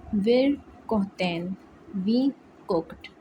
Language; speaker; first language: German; non-native, learner; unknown